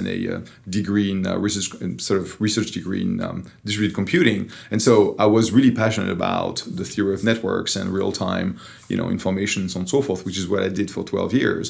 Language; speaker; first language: English; non-native, fluent; French